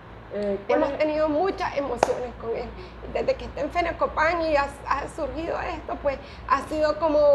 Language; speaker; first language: Spanish; native; Spanish